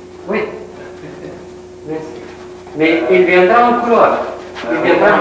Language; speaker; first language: French; non-native, learner; Spanish